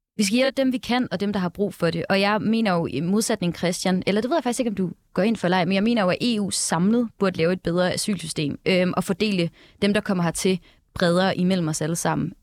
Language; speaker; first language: Danish; native; Danish